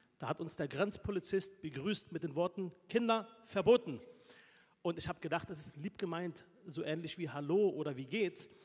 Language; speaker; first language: German; early bilingual, other home language; Arabic